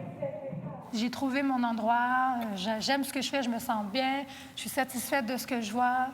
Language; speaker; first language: French; non-native, fluent; Portuguese